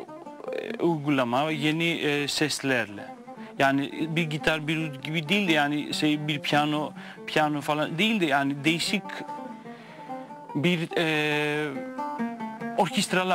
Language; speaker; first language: Turkish; non-native, fluent; Greek